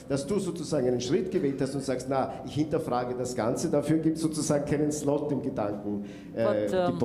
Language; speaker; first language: German; native; German